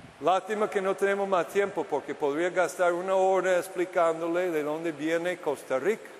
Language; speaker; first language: Spanish; non-native, fluent; English